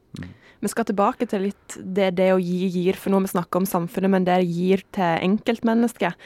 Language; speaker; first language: Norwegian; native; Norwegian